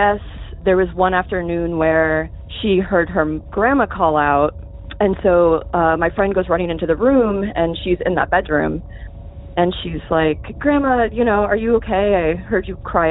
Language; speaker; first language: English; native; English